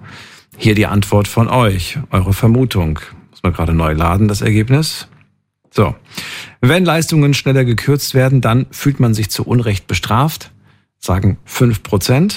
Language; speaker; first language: German; native; German